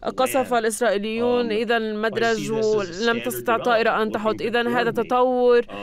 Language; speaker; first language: Arabic; non-native, fluent; English